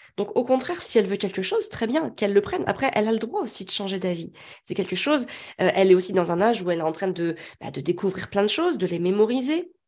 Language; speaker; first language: French; native; French